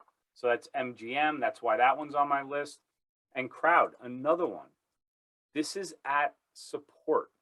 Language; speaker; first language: English; native; English